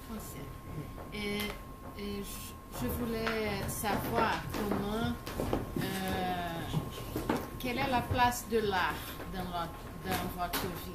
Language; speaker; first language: French; non-native, learner; Portuguese